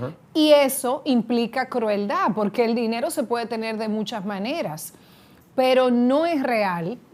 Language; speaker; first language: Spanish; native; Spanish